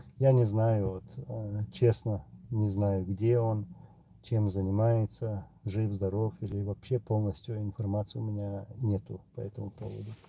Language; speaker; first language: Russian; non-native, local second language; Chechen